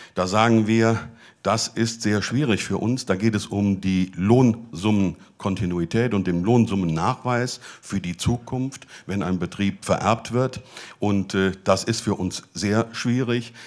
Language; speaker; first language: German; native; German